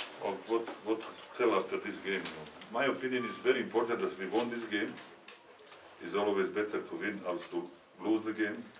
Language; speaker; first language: English; non-native, learner; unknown